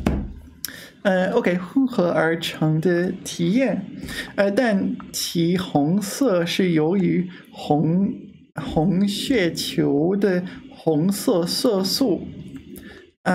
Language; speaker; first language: Chinese; non-native, learner; English